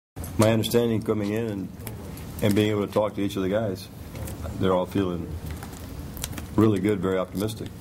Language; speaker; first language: English; native; English